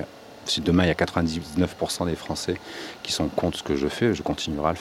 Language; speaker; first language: French; native; French